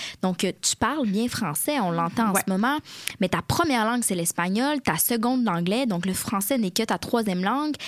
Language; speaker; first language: French; native; French